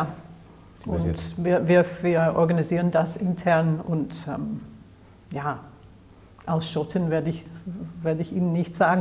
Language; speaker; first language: German; non-native, fluent; English